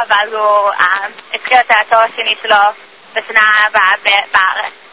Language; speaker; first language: Hebrew; non-native, learner; English